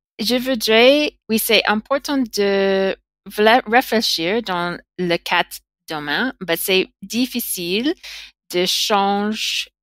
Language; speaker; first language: French; non-native, learner; English